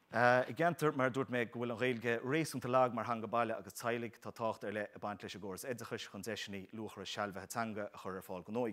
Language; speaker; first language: Irish; native; Irish